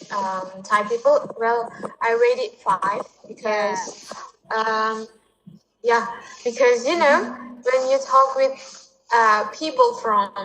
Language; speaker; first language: English; non-native, fluent; Indonesian